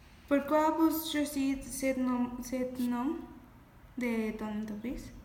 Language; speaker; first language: French; non-native, learner; Spanish